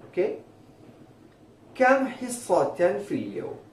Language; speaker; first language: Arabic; non-native, fluent; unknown